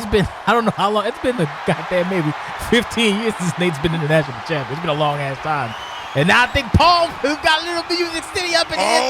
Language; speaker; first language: English; native; English